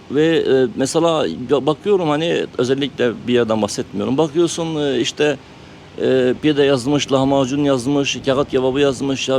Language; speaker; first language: Turkish; native; Turkish